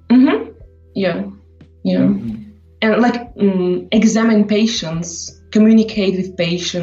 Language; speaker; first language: English; non-native, fluent; Slovak